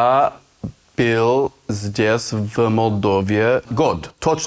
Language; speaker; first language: Russian; non-native, learner; English